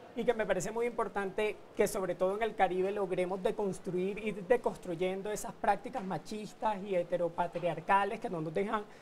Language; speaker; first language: Spanish; native; Spanish